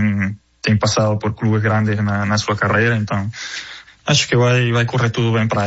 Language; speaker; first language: Portuguese; non-native, fluent; Spanish